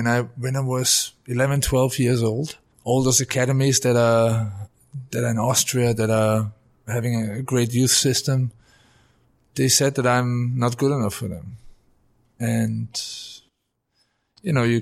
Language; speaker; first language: English; non-native, fluent; German